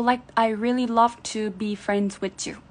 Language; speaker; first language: English; non-native, fluent; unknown